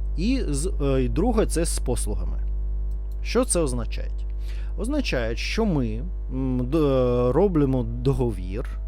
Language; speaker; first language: Ukrainian; non-native, learner; Russian